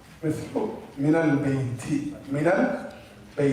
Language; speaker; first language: Arabic; non-native, fluent; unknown